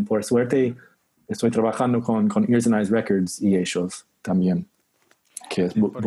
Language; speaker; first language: Spanish; non-native, learner; English